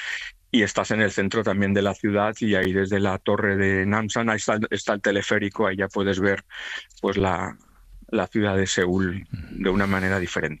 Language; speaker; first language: Spanish; native; Spanish